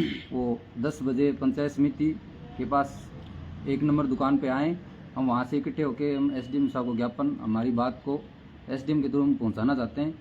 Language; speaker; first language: Hindi; native; Hindi